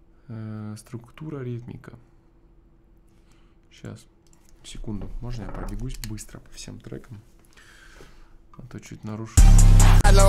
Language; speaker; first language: Russian; native; Russian